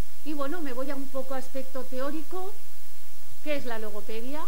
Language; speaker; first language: Spanish; native; Spanish